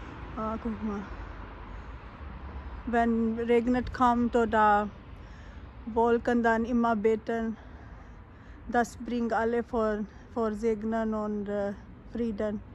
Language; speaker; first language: German; non-native, learner; Urdu